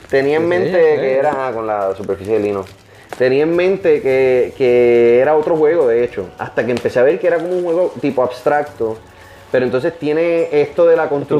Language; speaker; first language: Spanish; native; Spanish